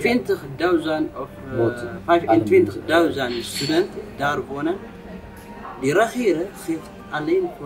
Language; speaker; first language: Dutch; non-native, learner; Tigrinya